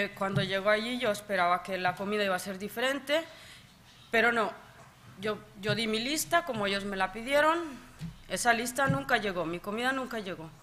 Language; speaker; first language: Spanish; native; Spanish